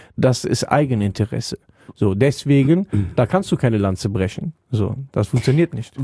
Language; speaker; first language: German; native; German